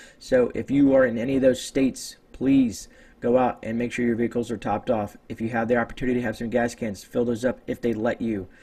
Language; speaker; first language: English; native; English